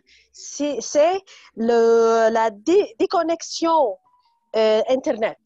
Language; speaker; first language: French; non-native, fluent; Arabic